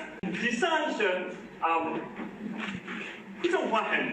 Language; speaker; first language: Chinese; non-native, learner; English